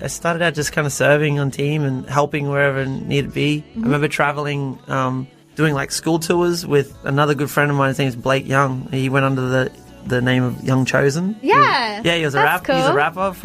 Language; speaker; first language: English; native; English